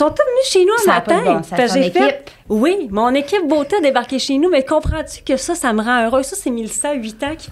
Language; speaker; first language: French; native; French